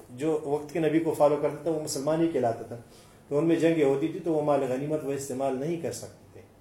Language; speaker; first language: Urdu; native; Urdu